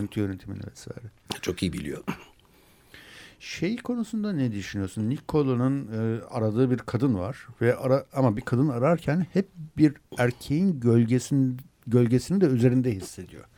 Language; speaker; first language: Turkish; native; Turkish